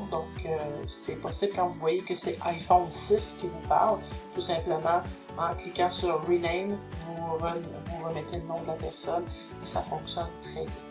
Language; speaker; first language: French; native; French